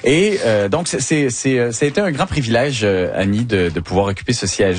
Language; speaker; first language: French; native; French